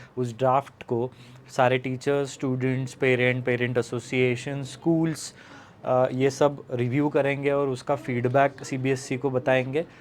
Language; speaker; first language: Hindi; non-native, local second language; Marathi